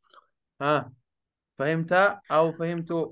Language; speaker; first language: Arabic; non-native, fluent; Urdu